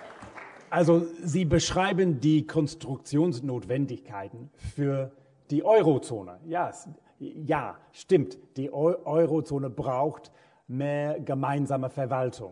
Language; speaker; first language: German; non-native, fluent; English